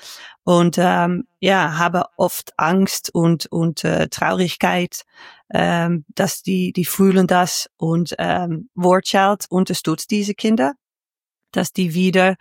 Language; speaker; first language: German; non-native, learner; Dutch